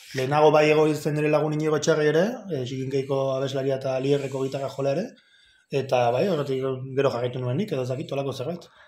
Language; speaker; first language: Basque; non-native, local second language; Spanish